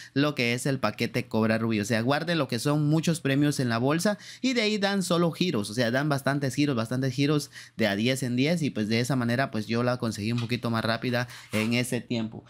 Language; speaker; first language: Spanish; native; Spanish